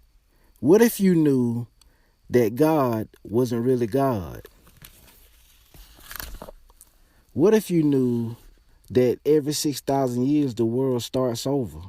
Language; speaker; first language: English; native; English